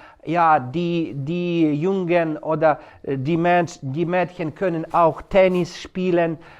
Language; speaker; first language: German; non-native, fluent; Ukrainian